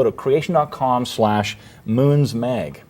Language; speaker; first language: English; native; English